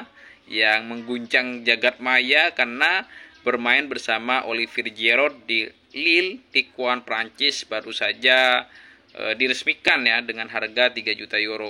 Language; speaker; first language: Indonesian; native; Indonesian